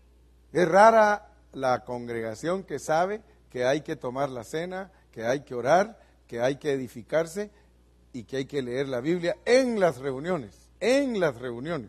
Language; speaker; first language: Spanish; native; Spanish